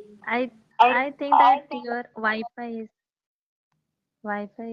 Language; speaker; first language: English; non-native, learner; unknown